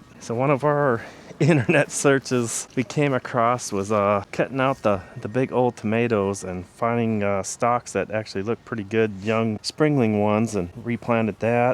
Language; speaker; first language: English; native; English